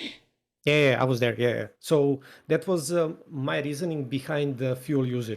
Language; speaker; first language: English; non-native, fluent; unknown